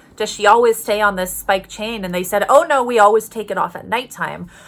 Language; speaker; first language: English; native; English